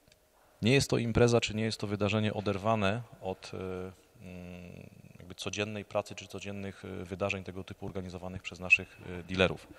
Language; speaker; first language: Polish; native; Polish